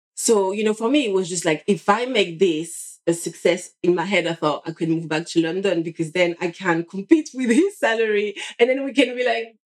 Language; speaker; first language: English; non-native, fluent; French